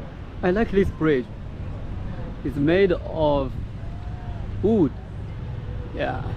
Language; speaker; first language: English; non-native, learner; Chinese